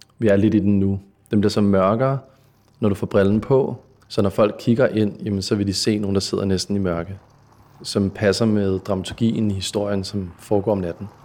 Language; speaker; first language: Danish; native; Danish